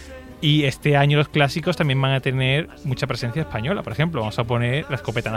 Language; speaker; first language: Spanish; native; Spanish